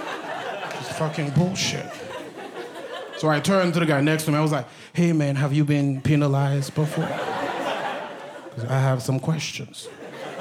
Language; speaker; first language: English; non-native, fluent; Haitian Creole